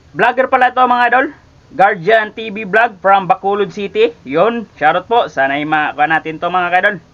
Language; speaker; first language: Filipino; non-native, local second language; Cebuano